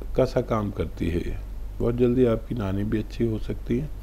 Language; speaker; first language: Hindi; native; Hindi